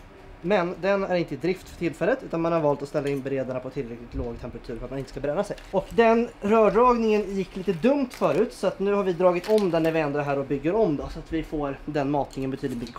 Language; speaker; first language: Swedish; native; Swedish